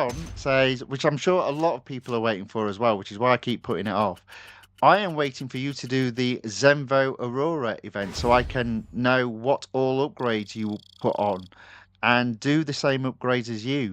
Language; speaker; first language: English; native; English